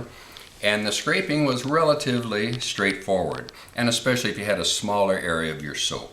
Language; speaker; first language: English; native; English